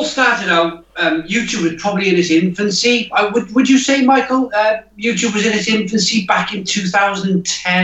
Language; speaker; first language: English; native; English